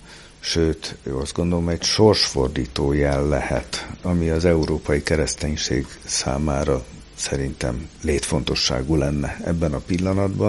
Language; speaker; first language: Hungarian; native; Hungarian